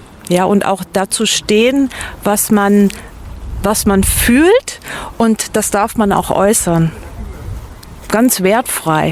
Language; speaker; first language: German; native; German